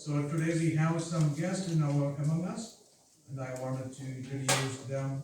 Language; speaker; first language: English; non-native, local second language; Malayalam